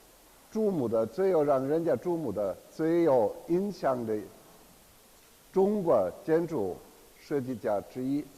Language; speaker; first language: Chinese; non-native, fluent; German